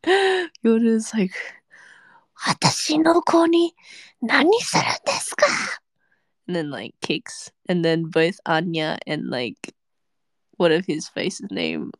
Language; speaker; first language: English; native; English